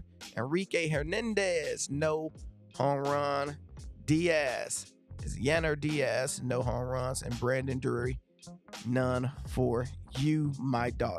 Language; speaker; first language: English; native; English